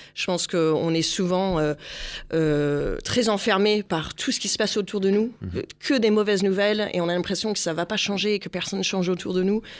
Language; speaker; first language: French; non-native, fluent; English